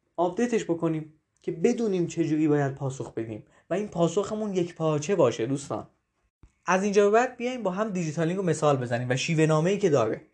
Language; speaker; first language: Persian; native; Persian